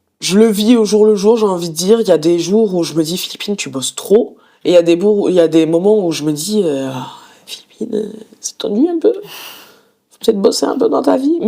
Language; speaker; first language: French; native; French